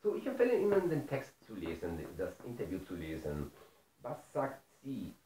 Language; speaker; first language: German; non-native, fluent; Spanish